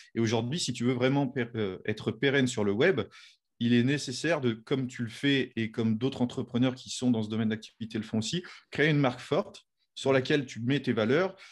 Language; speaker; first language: French; native; French